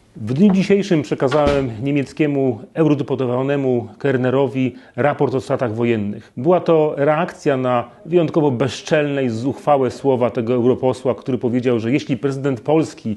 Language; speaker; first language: Polish; native; Polish